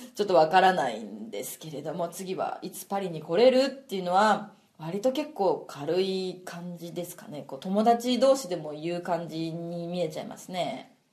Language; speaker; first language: Japanese; native; Japanese